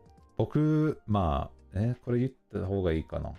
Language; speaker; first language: Japanese; non-native, learner; English